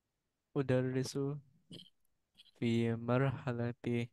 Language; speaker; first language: Arabic; non-native, learner; Indonesian